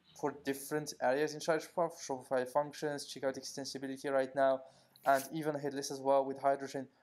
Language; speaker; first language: English; non-native, fluent; Arabic